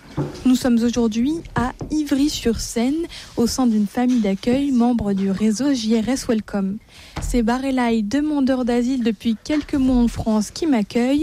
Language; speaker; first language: French; native; French